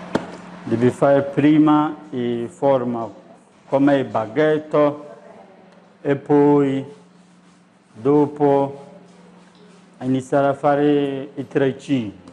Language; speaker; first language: Italian; non-native, learner; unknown